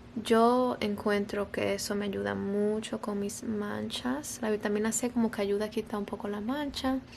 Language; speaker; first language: Spanish; early bilingual, other home language; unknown